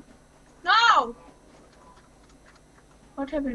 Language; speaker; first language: English; non-native, learner; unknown